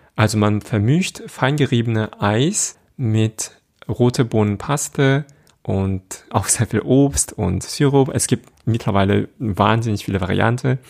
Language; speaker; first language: German; non-native, fluent; Korean